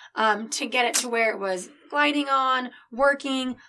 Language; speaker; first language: English; native; English